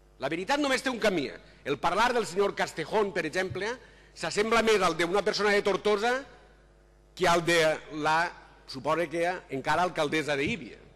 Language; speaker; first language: Catalan; native; Catalan